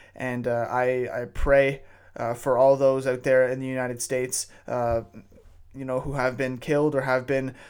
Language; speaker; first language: English; native; English